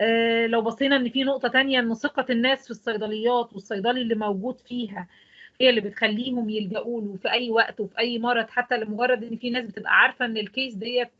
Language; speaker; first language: Arabic; native; Arabic